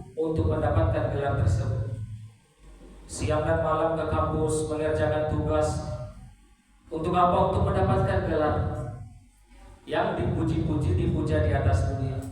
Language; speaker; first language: Indonesian; non-native, local second language; Minangkabau